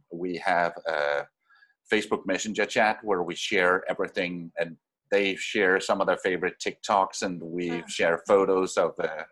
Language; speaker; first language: English; non-native, fluent; Danish